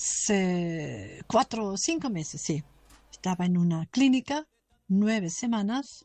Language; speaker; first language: Spanish; non-native, fluent; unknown